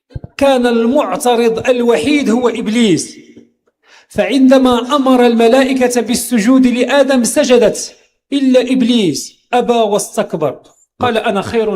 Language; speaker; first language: Arabic; native; Arabic